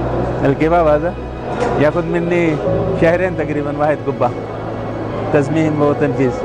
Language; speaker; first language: Arabic; non-native, fluent; Urdu